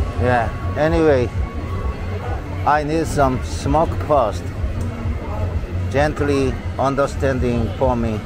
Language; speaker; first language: English; non-native, learner; Korean